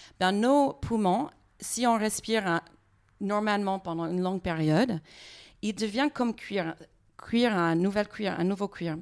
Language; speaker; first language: French; non-native, fluent; English